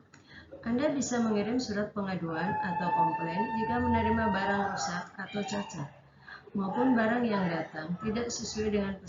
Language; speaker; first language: Indonesian; native; Indonesian